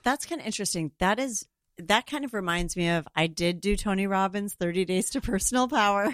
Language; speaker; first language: English; native; English